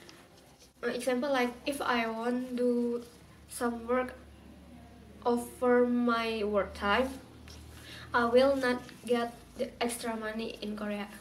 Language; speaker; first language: English; non-native, learner; Indonesian